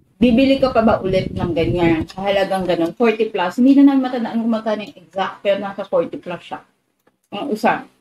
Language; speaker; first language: Filipino; native; Filipino